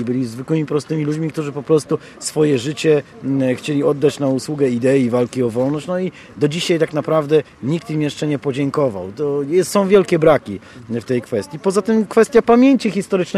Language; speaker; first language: Polish; native; Polish